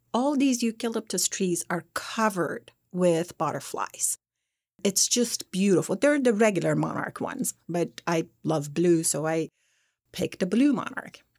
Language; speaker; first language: English; non-native, fluent; Persian